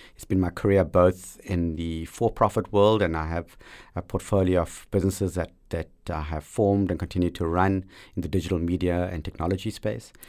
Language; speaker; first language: English; native; English